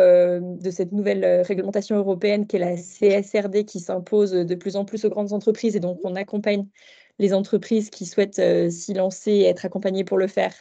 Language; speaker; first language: French; native; French